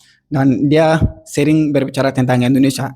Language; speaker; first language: Indonesian; non-native, learner; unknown